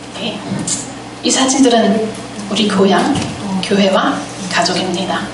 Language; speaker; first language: Korean; non-native, fluent; German